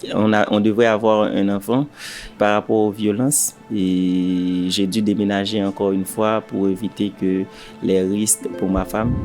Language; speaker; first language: French; non-native, local second language; Haitian Creole